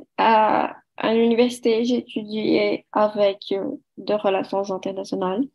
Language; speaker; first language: French; non-native, learner; Portuguese